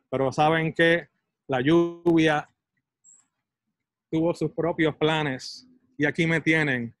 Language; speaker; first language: Spanish; early bilingual, heritage; Spanish